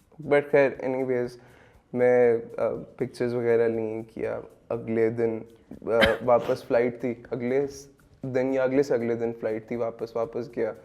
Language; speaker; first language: Urdu; native; Urdu